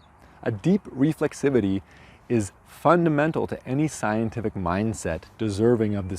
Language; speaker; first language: English; native; English